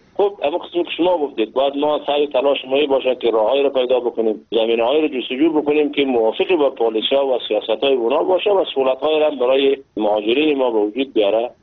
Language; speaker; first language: Persian; native; Persian